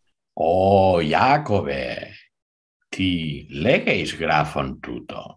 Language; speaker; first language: Greek; non-native, fluent; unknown